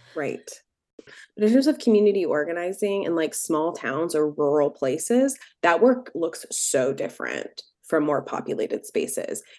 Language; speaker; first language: English; native; English